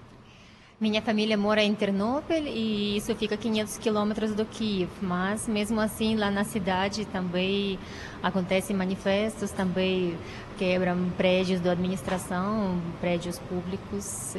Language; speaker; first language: Portuguese; non-native, fluent; Ukrainian